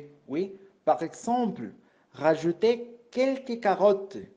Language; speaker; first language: French; non-native, fluent; Spanish